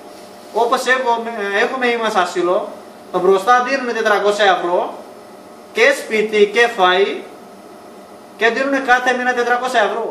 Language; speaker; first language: Greek; non-native, learner; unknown